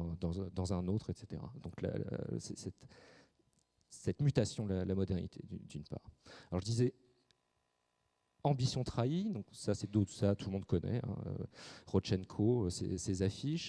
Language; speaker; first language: French; native; French